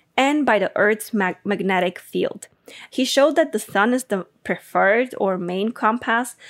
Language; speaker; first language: English; non-native, fluent; Bulgarian